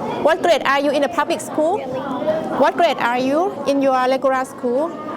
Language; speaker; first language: English; non-native, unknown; Thai